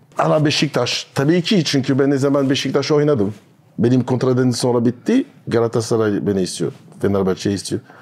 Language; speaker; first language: Turkish; non-native, learner; French